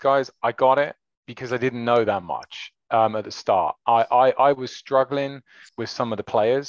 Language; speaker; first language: English; native; English